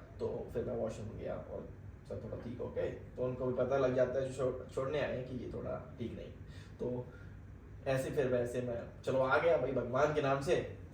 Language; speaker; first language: Hindi; non-native, local second language; Punjabi